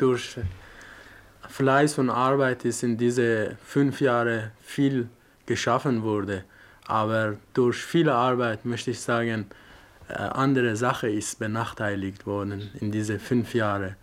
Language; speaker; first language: German; non-native, fluent; Persian